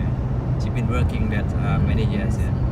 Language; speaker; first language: English; non-native, learner; Thai